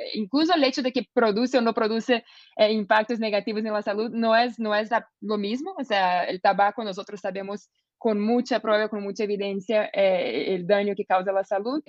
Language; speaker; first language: Spanish; non-native, fluent; Portuguese